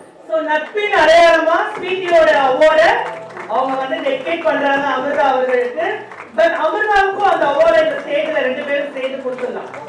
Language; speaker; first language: Tamil; native; Tamil